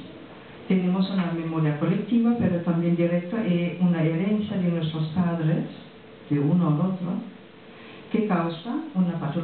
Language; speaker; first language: Spanish; non-native, fluent; French